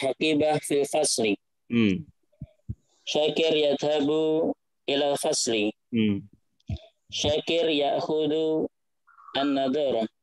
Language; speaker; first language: Arabic; non-native, learner; Indonesian